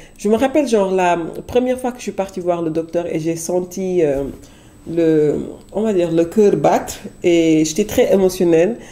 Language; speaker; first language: French; non-native, local second language; Wolof